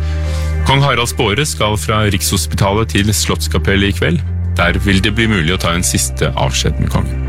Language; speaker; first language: Norwegian; native; Norwegian